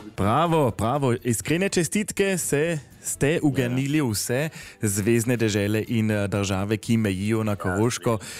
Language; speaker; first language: Slovenian; native; Slovenian